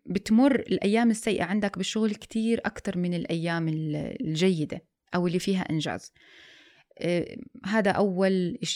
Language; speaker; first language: Arabic; native; Arabic